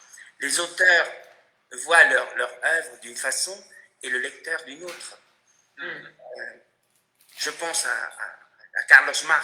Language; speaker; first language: French; non-native, fluent; Spanish